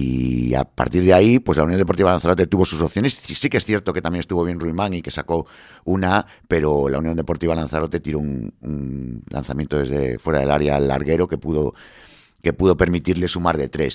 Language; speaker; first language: Spanish; native; Spanish